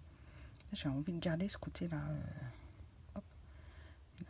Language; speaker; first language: French; native; French